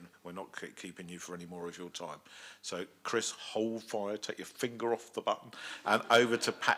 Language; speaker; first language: English; native; English